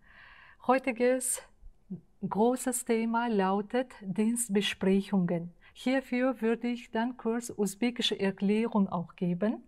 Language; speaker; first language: German; non-native, fluent; Uzbek